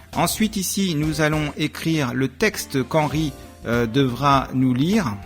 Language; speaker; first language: French; native; French